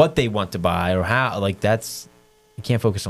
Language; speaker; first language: English; native; English